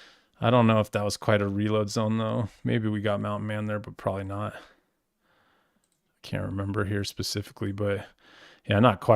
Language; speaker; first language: English; native; English